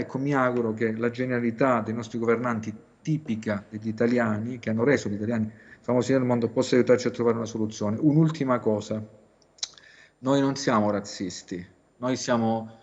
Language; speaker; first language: Italian; native; Italian